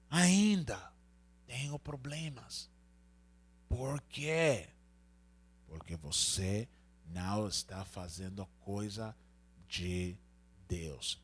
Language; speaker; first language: Portuguese; non-native, learner; Spanish